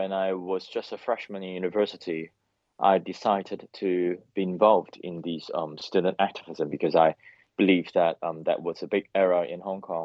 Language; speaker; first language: English; non-native, local second language; Cantonese